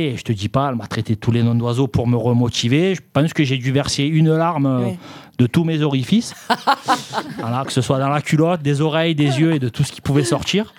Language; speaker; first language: French; native; French